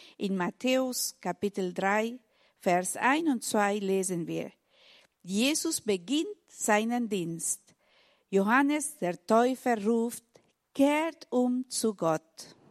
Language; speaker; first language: German; non-native, learner; Spanish